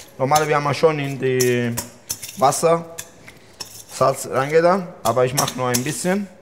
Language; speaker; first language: German; non-native, learner; Italian